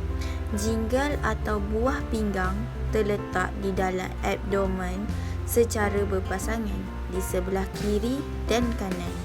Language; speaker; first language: Malay; native; Malay